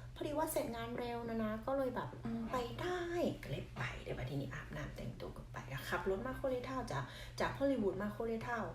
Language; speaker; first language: Thai; non-native, local second language; Northeastern Thai